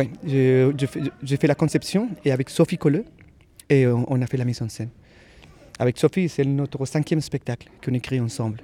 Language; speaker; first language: French; native; French